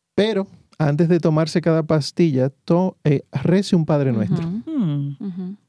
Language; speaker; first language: Spanish; native; Spanish